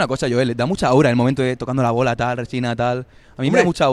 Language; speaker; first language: Spanish; native; Spanish